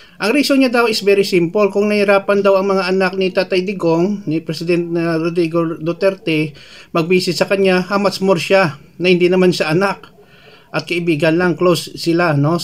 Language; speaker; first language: Filipino; non-native, local second language; Hiligaynon